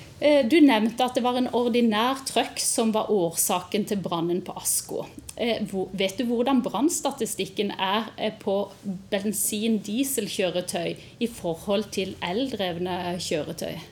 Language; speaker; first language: Norwegian; native; Norwegian